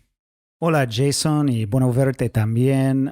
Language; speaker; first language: Spanish; non-native, fluent; English